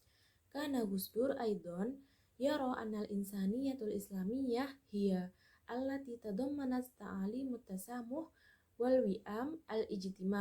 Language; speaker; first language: Arabic; non-native, learner; Indonesian